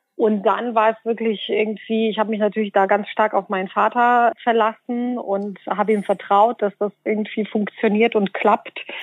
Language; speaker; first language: German; early bilingual, other home language; Bosnian